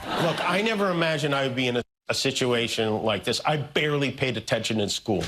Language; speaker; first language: English; native; English